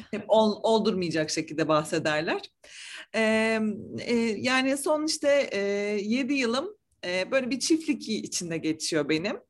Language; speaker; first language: Turkish; native; Turkish